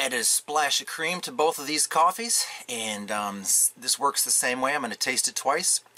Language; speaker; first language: English; native; English